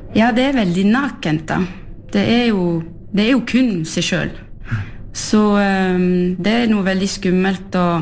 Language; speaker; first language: Norwegian; early bilingual, heritage; French